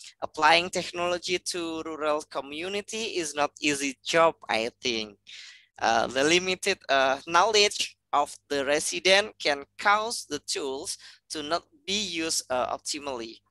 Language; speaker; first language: English; non-native, fluent; Indonesian